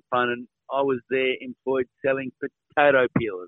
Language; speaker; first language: English; native; English